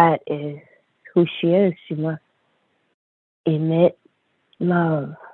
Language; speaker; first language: English; native; English